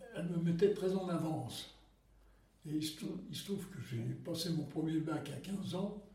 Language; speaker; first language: French; native; French